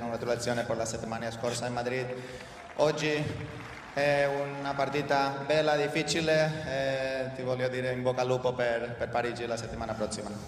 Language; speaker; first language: Italian; non-native, fluent; Spanish